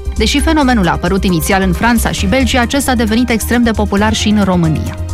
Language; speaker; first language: Romanian; native; Romanian